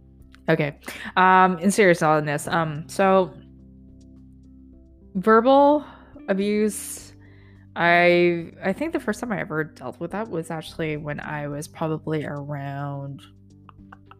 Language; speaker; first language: English; native; English